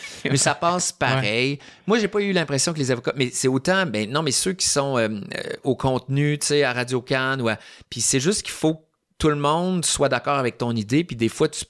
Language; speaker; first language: French; native; French